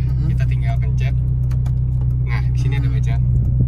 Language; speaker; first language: Indonesian; native; Indonesian